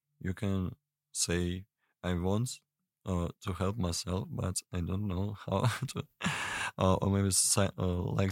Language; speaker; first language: English; non-native, learner; Russian